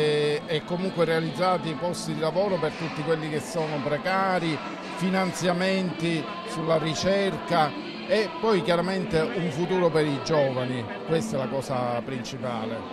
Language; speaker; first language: Italian; native; Italian